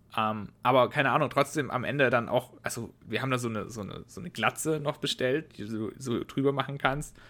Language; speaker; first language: German; native; German